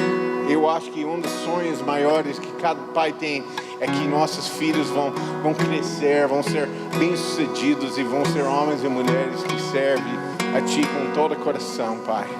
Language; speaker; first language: Portuguese; non-native, fluent; English